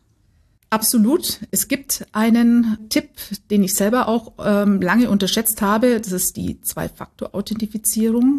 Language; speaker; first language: German; native; German